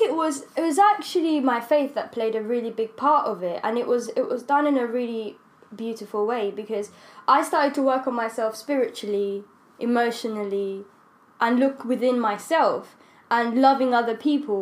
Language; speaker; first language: English; non-native, local second language; Kinyarwanda